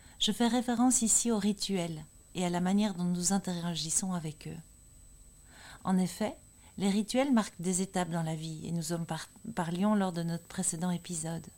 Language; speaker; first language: French; native; French